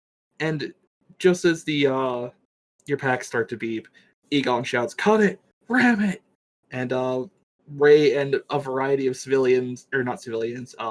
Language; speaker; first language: English; native; English